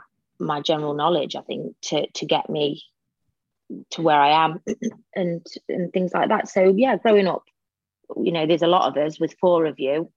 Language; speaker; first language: English; native; English